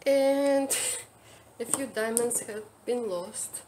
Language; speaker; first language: English; non-native, fluent; Russian